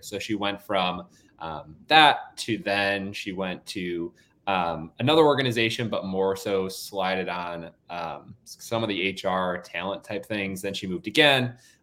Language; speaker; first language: English; native; English